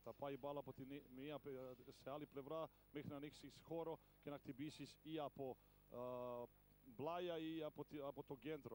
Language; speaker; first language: Greek; non-native, fluent; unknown